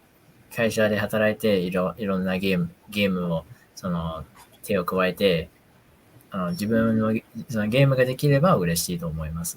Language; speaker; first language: Japanese; non-native, fluent; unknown